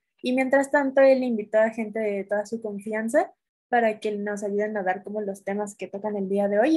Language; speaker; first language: Spanish; native; Spanish